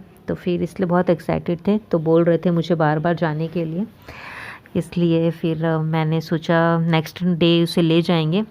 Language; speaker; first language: Hindi; native; Hindi